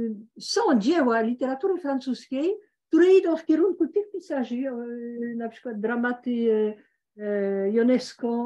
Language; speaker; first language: Polish; early bilingual, heritage; Polish